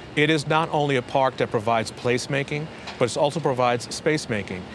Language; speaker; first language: English; native; English